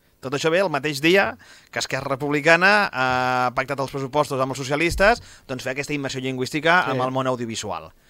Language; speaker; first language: Catalan; non-native, local second language; Spanish